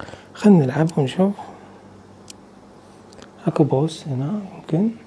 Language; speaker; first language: Arabic; native; Arabic